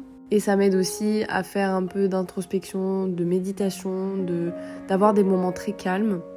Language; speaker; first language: French; native; French